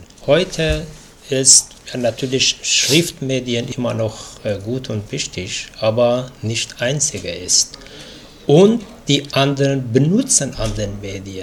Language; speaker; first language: German; non-native, fluent; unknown